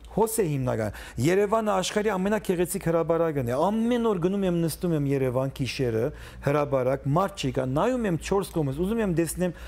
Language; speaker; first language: Armenian; early bilingual, heritage; Armenian